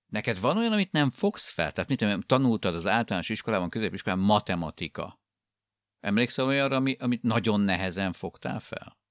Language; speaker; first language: Hungarian; native; Hungarian